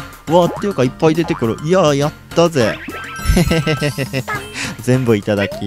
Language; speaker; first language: Japanese; native; Japanese